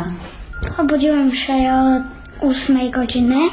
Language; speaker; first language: Bulgarian; non-native, learner; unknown